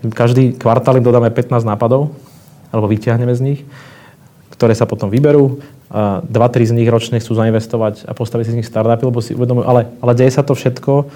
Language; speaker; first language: Slovak; native; Slovak